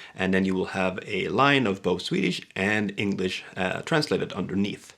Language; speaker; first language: English; non-native, fluent; Swedish